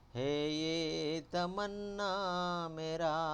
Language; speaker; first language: Hindi; non-native, local second language; Telugu